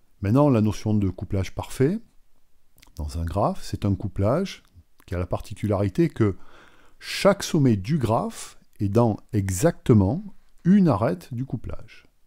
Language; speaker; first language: French; native; French